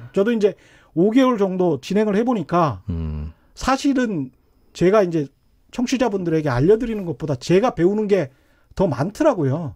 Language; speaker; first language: Korean; native; Korean